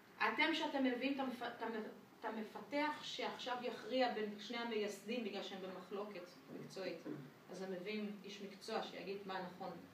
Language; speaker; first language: Hebrew; non-native, fluent; French